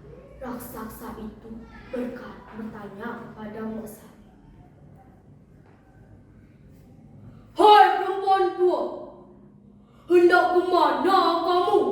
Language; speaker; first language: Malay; non-native, local second language; Balinese